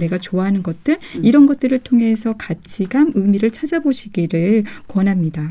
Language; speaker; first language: Korean; native; Korean